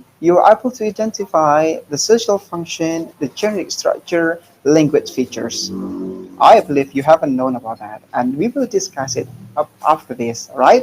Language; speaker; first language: English; non-native, fluent; Indonesian